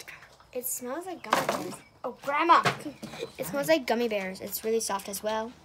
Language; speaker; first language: English; native; English